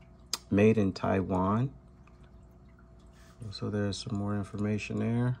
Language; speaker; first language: English; native; English